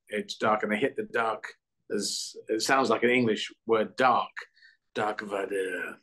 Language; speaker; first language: English; native; English